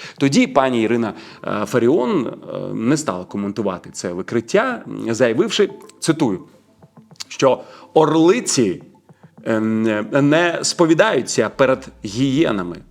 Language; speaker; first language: Ukrainian; non-native, local second language; Russian